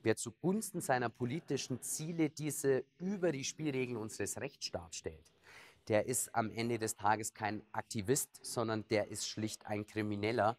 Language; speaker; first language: German; native; German